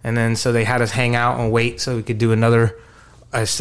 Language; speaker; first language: English; native; English